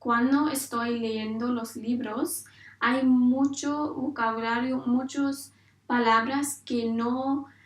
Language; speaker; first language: Spanish; non-native, learner; English